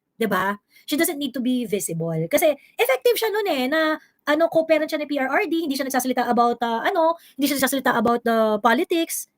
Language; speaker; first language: Filipino; native; Filipino